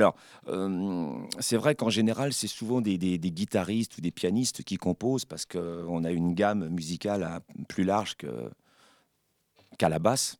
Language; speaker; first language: French; native; French